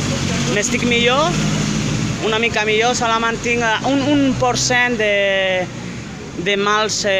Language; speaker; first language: Catalan; non-native, fluent; French